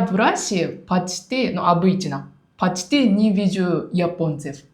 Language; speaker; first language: Russian; non-native, learner; Japanese